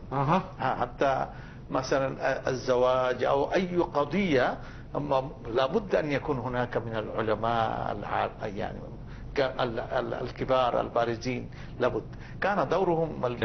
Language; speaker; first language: Arabic; non-native, fluent; Bangla